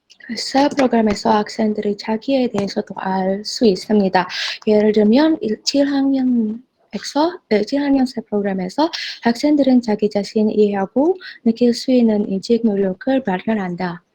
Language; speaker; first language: Korean; non-native, fluent; Indonesian